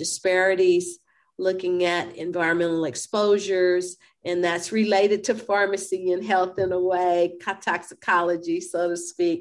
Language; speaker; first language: English; native; English